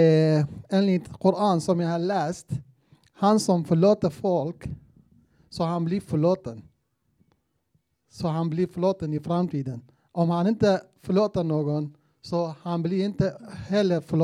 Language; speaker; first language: Swedish; non-native, learner; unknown